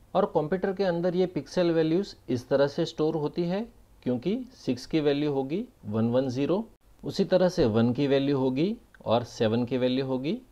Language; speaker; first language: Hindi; non-native, local second language; Gujarati